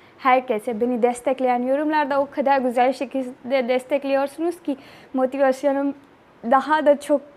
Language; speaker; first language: Turkish; non-native, learner; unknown